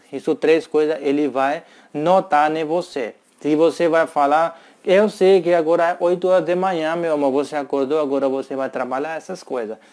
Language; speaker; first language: Portuguese; non-native, learner; Hindi